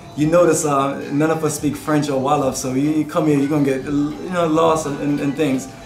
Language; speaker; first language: English; native; English